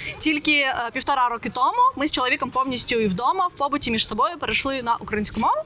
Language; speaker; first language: Ukrainian; non-native, local second language; Russian